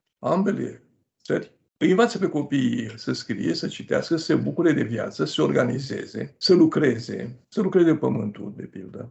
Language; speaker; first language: Romanian; native; Romanian